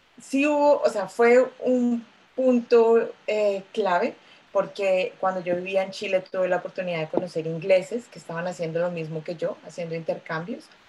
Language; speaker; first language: Spanish; native; Spanish